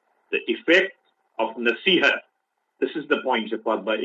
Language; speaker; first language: English; native; English